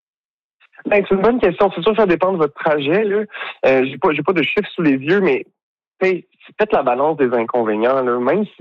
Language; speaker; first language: French; native; French